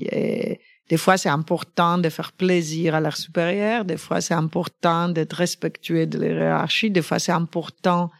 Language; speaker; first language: French; non-native, fluent; Greek